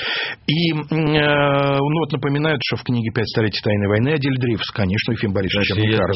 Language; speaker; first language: Russian; native; Russian